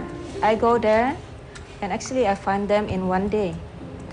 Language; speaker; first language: English; early bilingual, other home language; Dutch